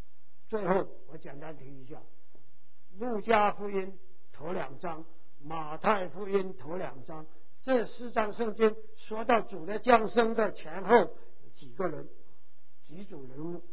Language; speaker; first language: Chinese; native; Chinese